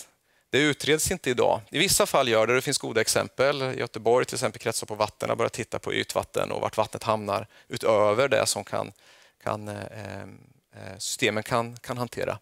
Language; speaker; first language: Swedish; native; Swedish